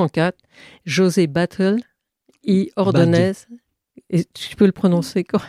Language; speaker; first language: French; native; French